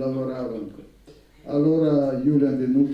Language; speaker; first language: Italian; non-native, learner; Russian